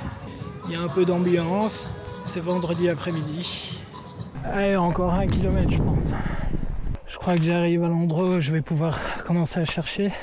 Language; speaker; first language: French; native; French